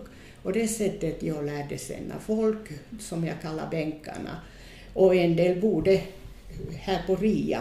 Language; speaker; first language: Swedish; non-native, fluent; Finnish